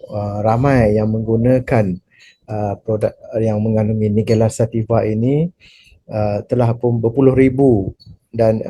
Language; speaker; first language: Malay; native; Malay